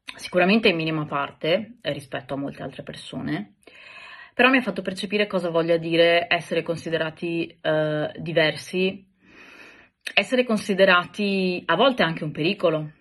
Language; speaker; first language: Italian; native; Italian